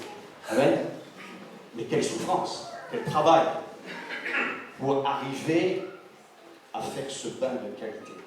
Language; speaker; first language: French; native; French